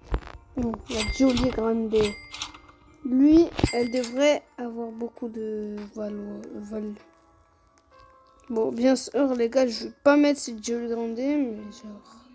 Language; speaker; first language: French; native; French